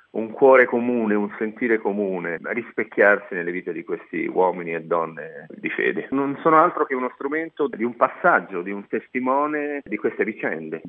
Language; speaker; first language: Italian; native; Italian